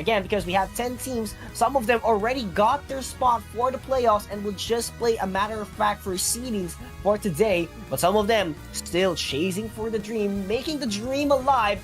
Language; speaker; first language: English; non-native, local second language; Filipino